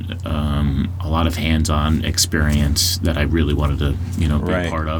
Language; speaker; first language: English; native; English